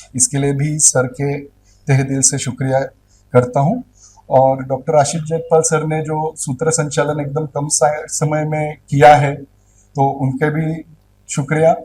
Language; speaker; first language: Hindi; non-native, local second language; Marathi